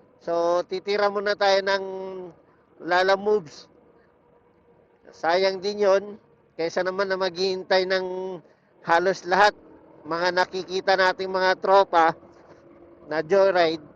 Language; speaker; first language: Filipino; native; Filipino